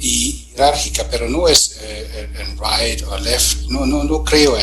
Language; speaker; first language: Spanish; non-native, fluent; German